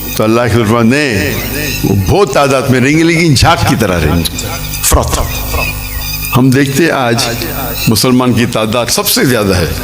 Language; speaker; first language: Urdu; non-native, local second language; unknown